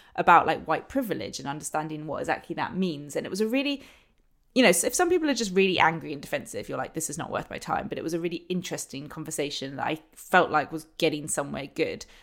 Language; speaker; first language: English; native; English